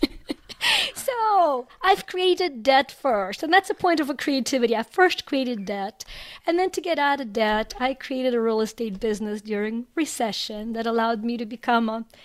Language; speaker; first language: English; non-native, fluent; Ukrainian